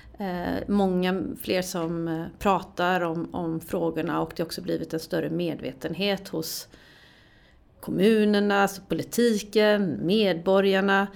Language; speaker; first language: Swedish; native; Swedish